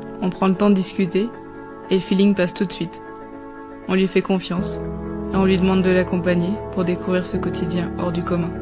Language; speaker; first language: French; native; French